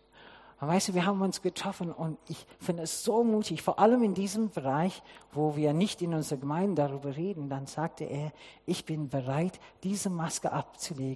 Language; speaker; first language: German; non-native, fluent; English